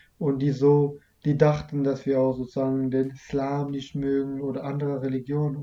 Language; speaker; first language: German; early bilingual, other home language; Kurdish